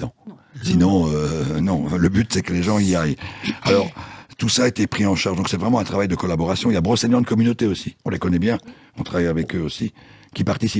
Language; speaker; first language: French; native; French